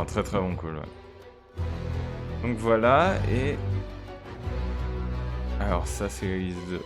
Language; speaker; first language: French; native; French